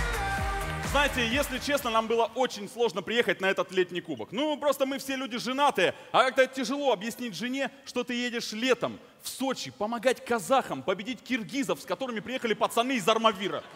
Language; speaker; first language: Russian; native; Russian